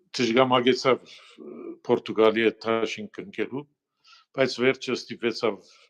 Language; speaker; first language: Armenian; early bilingual, heritage; Armenian